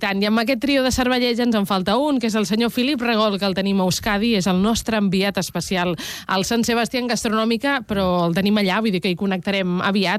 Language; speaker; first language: Catalan; native; Catalan